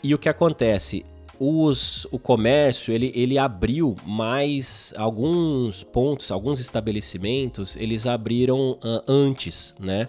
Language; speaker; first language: Portuguese; native; Portuguese